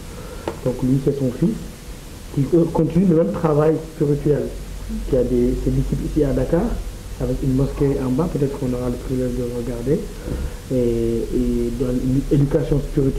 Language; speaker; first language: French; non-native, local second language; Wolof